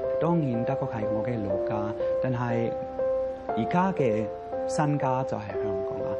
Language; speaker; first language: Cantonese; non-native, fluent; German